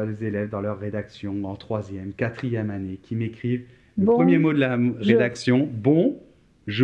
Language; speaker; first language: French; native; French